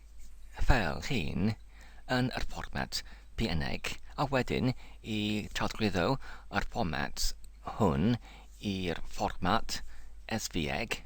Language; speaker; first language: Welsh; non-native, learner; English